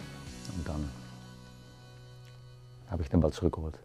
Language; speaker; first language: German; non-native, fluent; Dutch